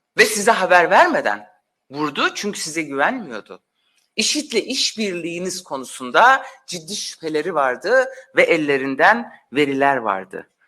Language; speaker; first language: Turkish; non-native, local second language; Kurdish